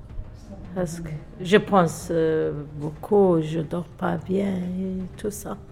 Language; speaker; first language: French; non-native, learner; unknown